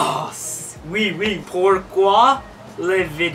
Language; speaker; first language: French; non-native, learner; English